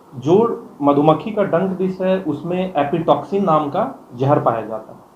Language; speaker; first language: Hindi; native; Hindi